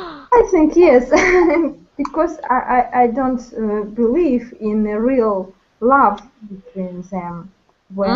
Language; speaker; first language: English; non-native, learner; Russian